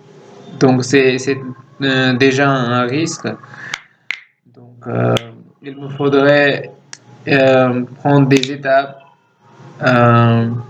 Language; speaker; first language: French; non-native, fluent; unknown